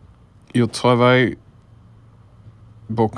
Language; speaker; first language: French; non-native, learner; English